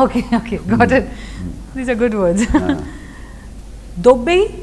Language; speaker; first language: Telugu; non-native, learner; Hindi